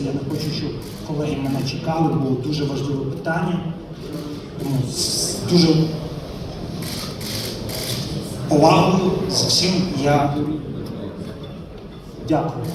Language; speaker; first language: Ukrainian; non-native, local second language; Russian